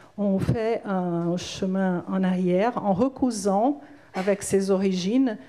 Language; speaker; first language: French; non-native, fluent; Portuguese